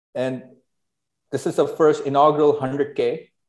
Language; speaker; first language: English; non-native, local second language; Hindi